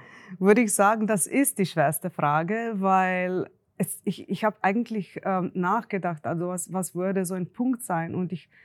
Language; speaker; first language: German; non-native, fluent; Slovenian